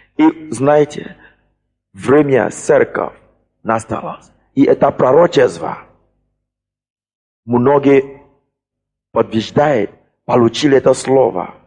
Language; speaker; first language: Russian; non-native, fluent; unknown